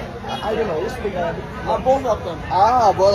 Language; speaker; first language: English; non-native, learner; Persian